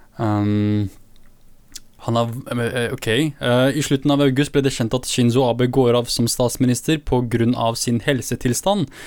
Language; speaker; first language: Norwegian; early bilingual, other home language; Kurdish